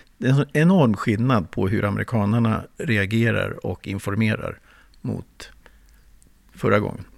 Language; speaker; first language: Swedish; native; Swedish